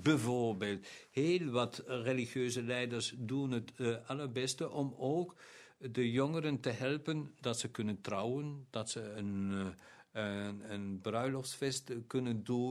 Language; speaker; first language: Dutch; non-native, local second language; German